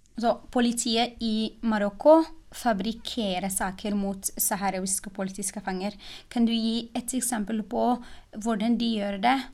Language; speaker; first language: Norwegian; non-native, fluent; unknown